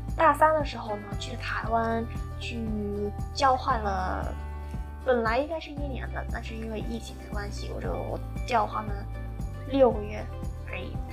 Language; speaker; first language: Chinese; non-native, fluent; Cantonese